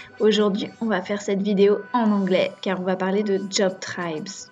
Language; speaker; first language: French; native; French